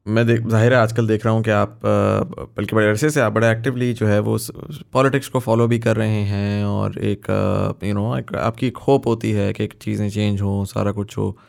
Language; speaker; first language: Urdu; native; Urdu